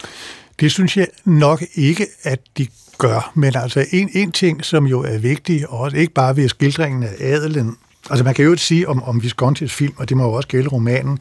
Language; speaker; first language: Danish; native; Danish